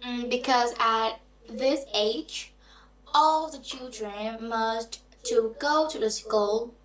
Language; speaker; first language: English; non-native, learner; Vietnamese